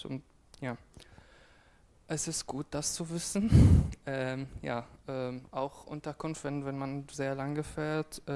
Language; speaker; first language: German; non-native, fluent; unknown